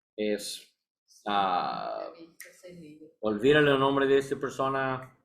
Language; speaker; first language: Spanish; non-native, learner; English